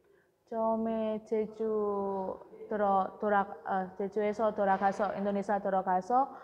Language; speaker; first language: Korean; non-native, learner; Indonesian